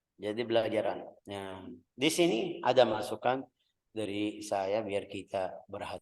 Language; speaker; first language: Indonesian; non-native, fluent; Arabic